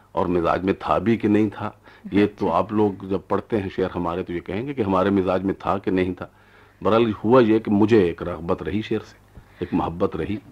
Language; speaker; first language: Urdu; non-native, local second language; Punjabi